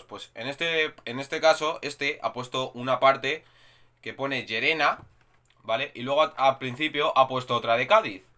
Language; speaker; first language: Spanish; native; Spanish